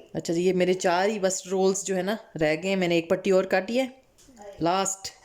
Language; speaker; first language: Urdu; non-native, local second language; Punjabi